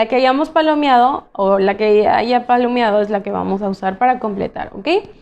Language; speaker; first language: Spanish; native; Spanish